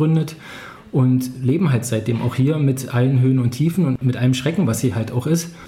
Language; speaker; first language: German; native; German